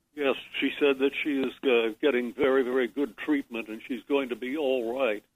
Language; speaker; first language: English; native; English